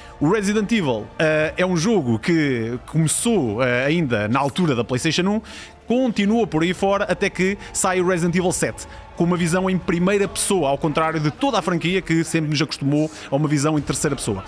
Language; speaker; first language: Portuguese; native; Portuguese